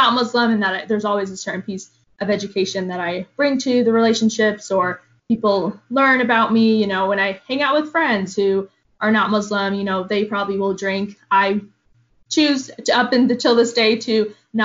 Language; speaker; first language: English; early bilingual, other home language; Arabic